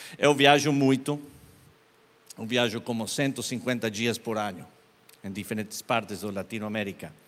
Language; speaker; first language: Portuguese; non-native, learner; Spanish